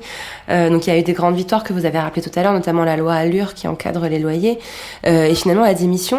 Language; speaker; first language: French; native; French